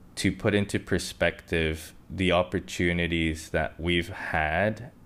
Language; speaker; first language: English; non-native, local second language; Japanese